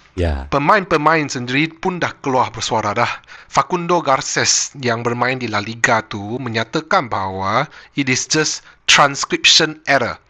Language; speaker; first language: Malay; native; Malay